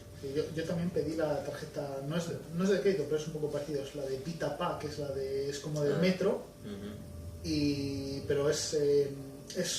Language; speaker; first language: Spanish; native; Spanish